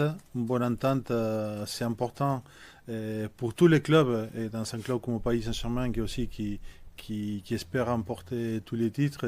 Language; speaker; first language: French; non-native, fluent; Spanish